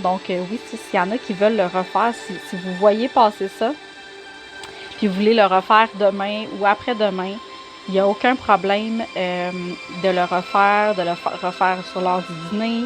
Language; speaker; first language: French; native; French